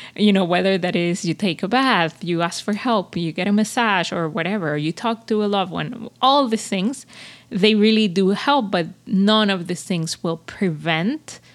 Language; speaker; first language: English; non-native, fluent; Spanish